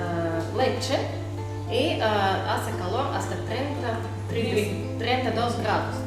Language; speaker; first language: Spanish; non-native, learner; Latvian